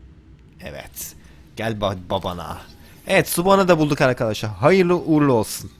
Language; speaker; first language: Turkish; native; Turkish